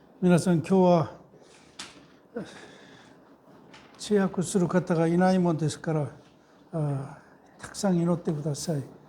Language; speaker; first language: Japanese; non-native, fluent; Korean